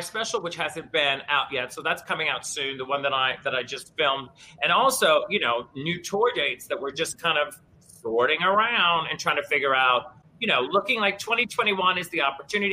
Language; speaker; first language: English; native; English